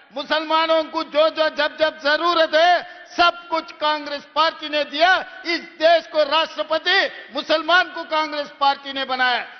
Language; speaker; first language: Hindi; non-native, local second language; Telugu